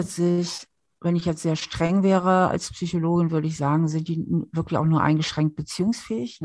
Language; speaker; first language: German; native; German